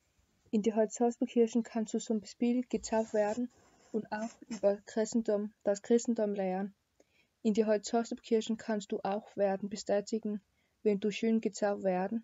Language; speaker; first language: German; non-native, learner; Danish